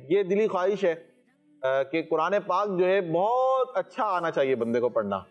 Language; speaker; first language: Urdu; native; Urdu